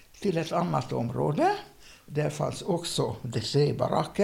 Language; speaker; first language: Swedish; non-native, fluent; Hungarian